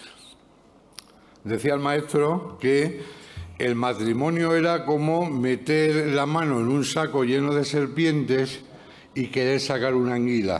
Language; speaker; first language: Spanish; native; Spanish